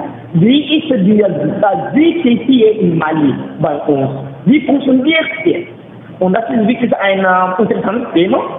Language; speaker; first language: German; non-native, learner; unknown